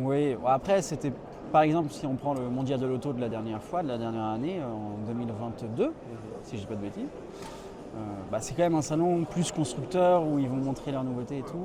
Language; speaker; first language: French; native; French